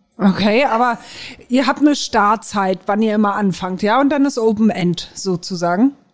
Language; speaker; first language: German; native; German